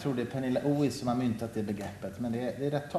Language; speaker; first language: Swedish; native; Swedish